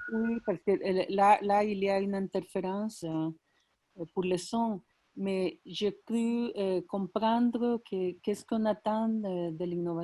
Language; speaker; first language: French; non-native, fluent; Spanish